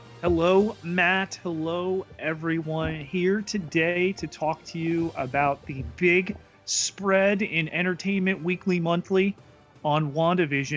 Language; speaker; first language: English; native; English